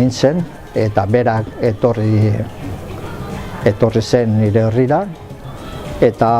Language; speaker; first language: Basque; non-native, local second language; Spanish